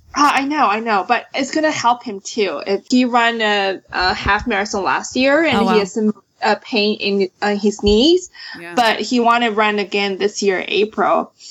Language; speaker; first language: English; non-native, fluent; Chinese